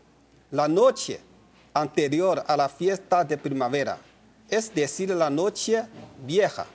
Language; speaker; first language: Spanish; non-native, learner; Chinese